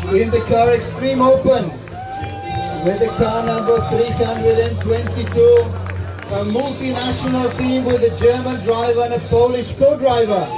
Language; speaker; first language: English; non-native, fluent; German